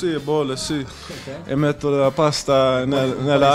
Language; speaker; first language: Italian; non-native, learner; Dutch